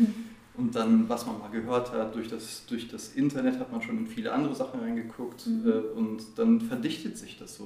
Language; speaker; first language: German; native; German